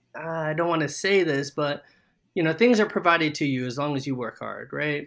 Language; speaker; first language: English; native; English